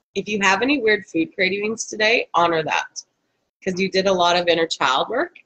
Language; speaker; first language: English; native; English